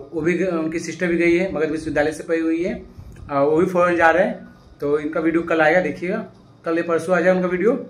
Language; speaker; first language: Hindi; native; Hindi